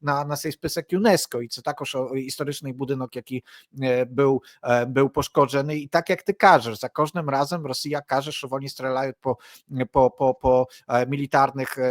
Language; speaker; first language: Polish; non-native, learner; Ukrainian